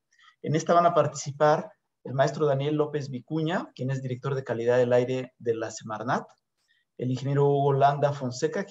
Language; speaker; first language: Spanish; native; Spanish